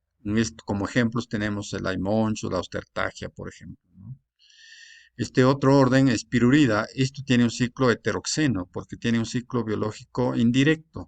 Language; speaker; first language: Spanish; native; Spanish